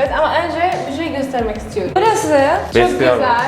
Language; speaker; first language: Turkish; non-native, learner; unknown